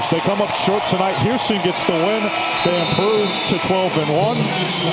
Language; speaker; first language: English; native; English